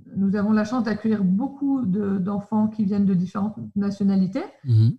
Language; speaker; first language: French; native; French